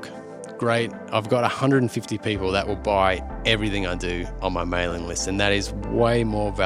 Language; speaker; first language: English; native; English